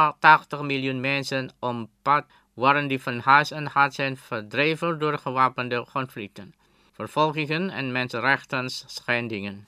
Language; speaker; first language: Dutch; non-native, fluent; Indonesian